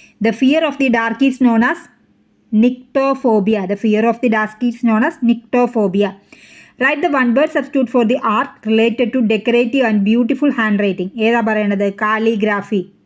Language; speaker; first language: English; non-native, local second language; Malayalam